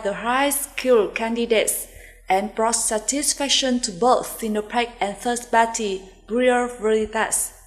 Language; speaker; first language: English; non-native, fluent; Vietnamese